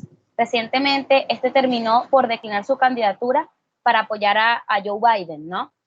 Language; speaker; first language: Spanish; native; Spanish